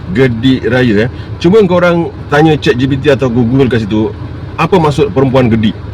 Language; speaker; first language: Malay; native; Malay